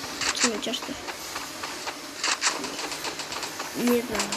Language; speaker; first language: Russian; non-native, local second language; Kazakh